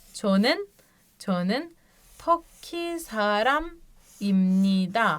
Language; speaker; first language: Korean; non-native, fluent; Turkish